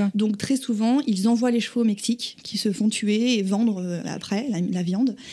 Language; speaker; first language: French; native; French